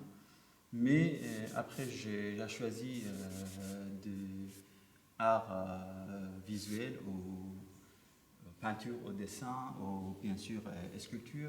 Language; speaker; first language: French; non-native, learner; Persian